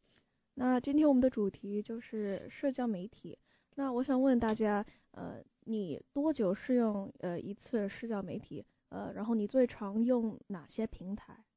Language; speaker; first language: Chinese; early bilingual, heritage; Chinese